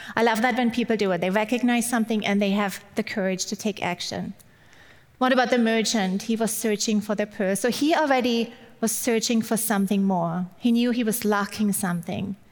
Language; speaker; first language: English; non-native, fluent; German